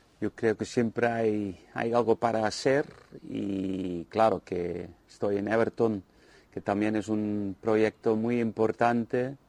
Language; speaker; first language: Spanish; non-native, fluent; Dutch